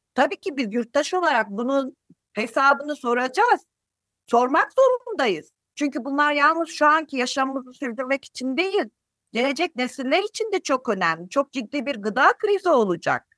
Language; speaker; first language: Turkish; native; Turkish